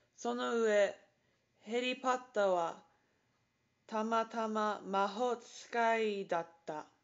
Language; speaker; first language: Japanese; non-native, learner; English